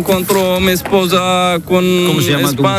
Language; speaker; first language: Spanish; non-native, learner; Arabic